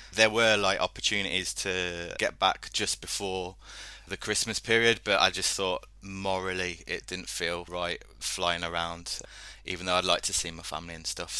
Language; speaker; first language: English; native; English